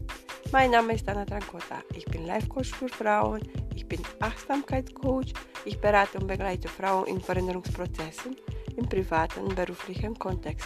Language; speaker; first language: German; non-native, fluent; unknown